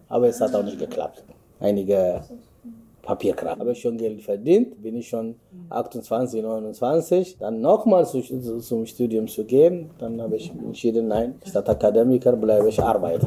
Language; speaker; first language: German; non-native, learner; Amharic